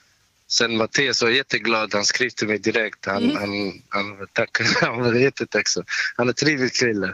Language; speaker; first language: Swedish; non-native, learner; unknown